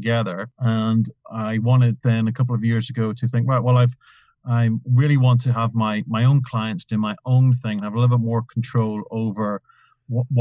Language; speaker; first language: English; native; English